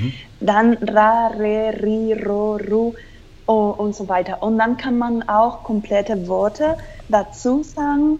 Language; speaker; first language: German; non-native, fluent; Spanish